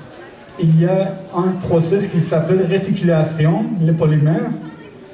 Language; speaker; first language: French; non-native, learner; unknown